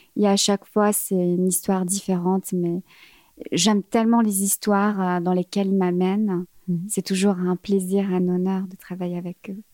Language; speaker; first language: French; early bilingual, other home language; Arabic